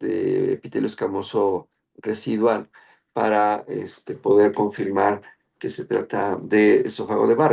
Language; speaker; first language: Spanish; native; Spanish